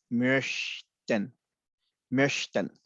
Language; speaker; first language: German; non-native, fluent; Hindi